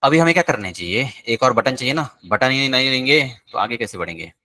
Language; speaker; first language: Hindi; non-native, local second language; Marathi